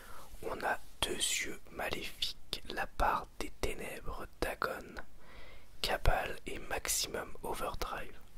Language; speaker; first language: French; native; French